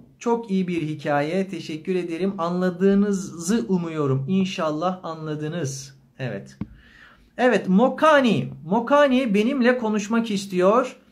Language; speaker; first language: Turkish; native; Turkish